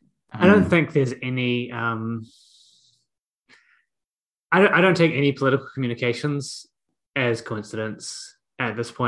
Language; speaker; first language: English; native; English